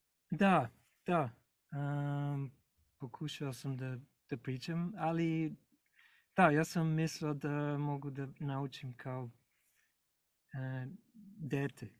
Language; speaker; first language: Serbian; non-native, learner; English